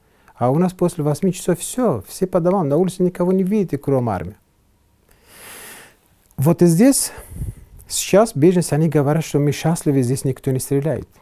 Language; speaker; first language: Russian; non-native, fluent; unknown